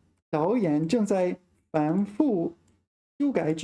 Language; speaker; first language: Chinese; non-native, fluent; English